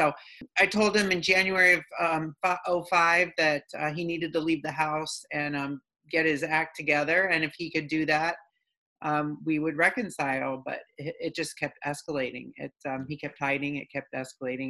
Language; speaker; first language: English; native; English